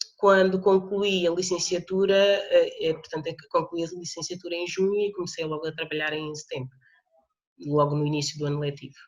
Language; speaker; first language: Portuguese; early bilingual, other home language; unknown